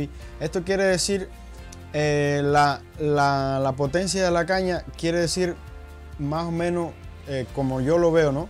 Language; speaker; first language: Spanish; native; Spanish